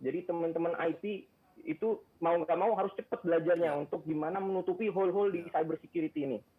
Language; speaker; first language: Indonesian; native; Indonesian